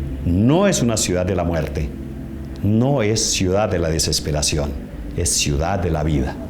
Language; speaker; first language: Spanish; native; Spanish